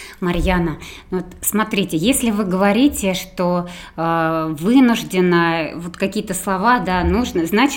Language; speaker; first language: Russian; native; Russian